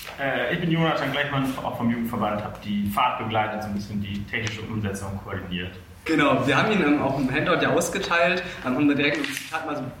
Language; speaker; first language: German; native; German